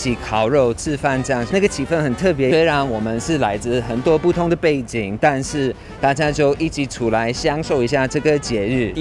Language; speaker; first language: Chinese; non-native, fluent; English